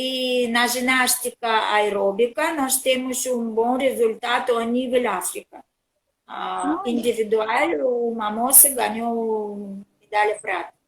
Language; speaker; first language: Portuguese; non-native, learner; Russian